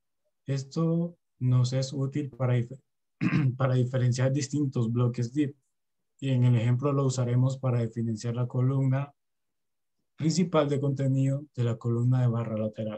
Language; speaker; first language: Spanish; native; Spanish